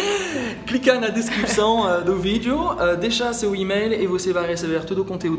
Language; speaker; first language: Portuguese; non-native, fluent; French